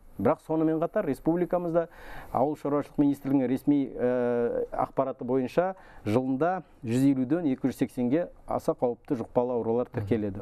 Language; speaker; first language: Kazakh; native; Kazakh